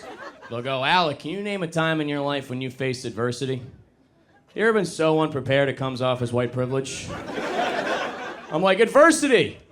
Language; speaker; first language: English; native; English